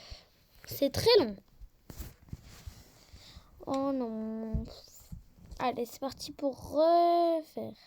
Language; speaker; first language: French; native; French